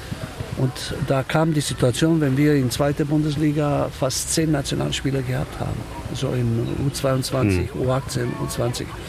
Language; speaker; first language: German; non-native, fluent; Romanian